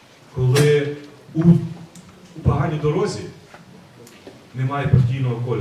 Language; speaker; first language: Ukrainian; native; Ukrainian